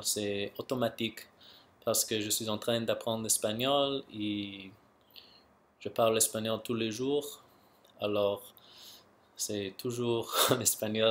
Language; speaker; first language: French; non-native, local second language; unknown